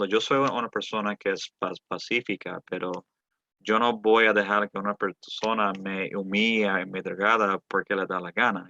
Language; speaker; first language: Spanish; early bilingual, heritage; Spanish